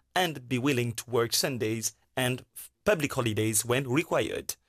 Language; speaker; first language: English; non-native, local second language; Morisyen